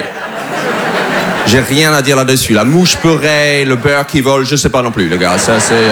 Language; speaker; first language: French; non-native, fluent; English